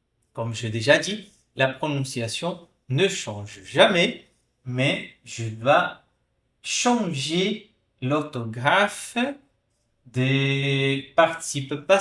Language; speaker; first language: French; non-native, fluent; Portuguese